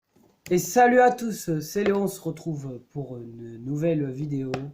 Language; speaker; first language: French; native; French